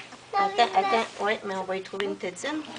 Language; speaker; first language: French; native; French